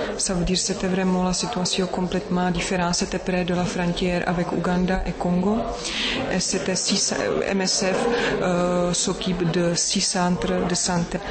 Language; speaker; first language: French; non-native, learner; Czech